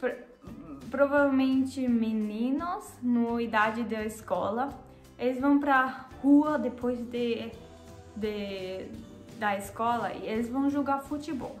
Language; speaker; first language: Portuguese; non-native, learner; German